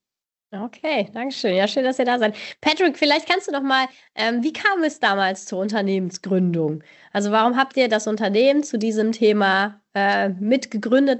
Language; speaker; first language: German; native; German